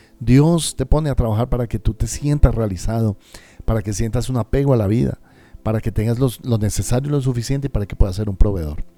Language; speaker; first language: Spanish; native; Spanish